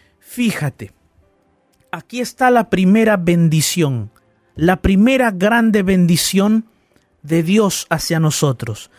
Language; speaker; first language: Spanish; native; Spanish